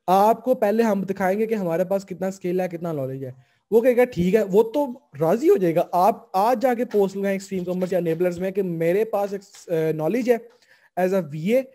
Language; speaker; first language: Urdu; non-native, local second language; Punjabi